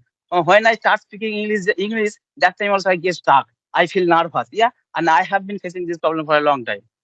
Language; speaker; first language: English; non-native, learner; Bangla